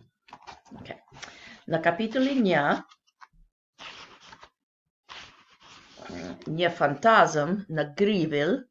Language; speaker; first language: Albanian; non-native, learner; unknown